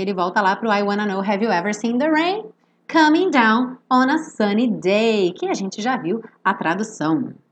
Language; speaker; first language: Portuguese; native; Portuguese